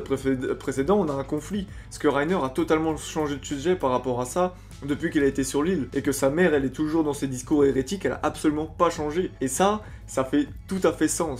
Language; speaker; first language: French; native; French